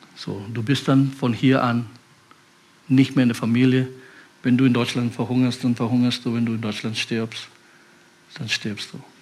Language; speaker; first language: German; non-native, fluent; Indonesian